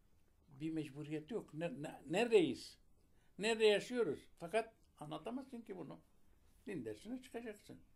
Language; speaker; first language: Turkish; non-native, local second language; Turoyo